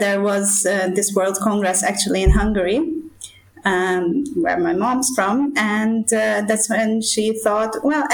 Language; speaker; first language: English; non-native, fluent; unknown